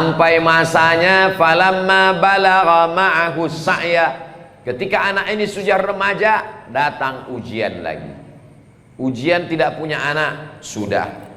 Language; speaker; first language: Malay; native; Malay